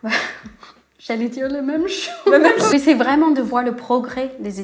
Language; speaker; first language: French; non-native, fluent; English